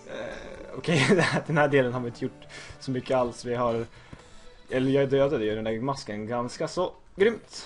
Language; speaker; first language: Swedish; native; Swedish